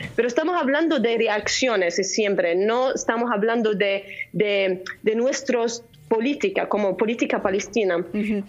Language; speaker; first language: Spanish; non-native, fluent; Arabic